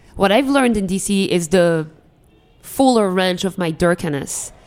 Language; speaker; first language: English; non-native, fluent; Arabic